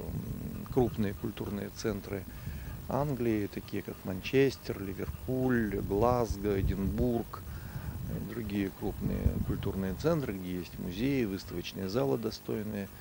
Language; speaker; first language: Russian; native; Russian